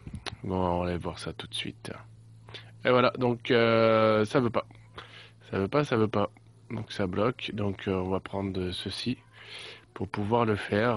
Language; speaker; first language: French; native; French